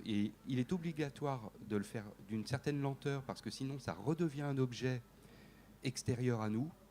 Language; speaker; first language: French; native; French